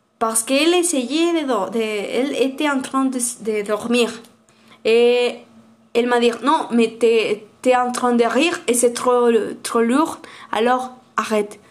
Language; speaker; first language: French; non-native, learner; Spanish